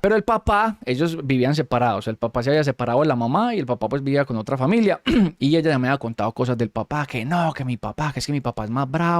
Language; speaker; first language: Spanish; native; Spanish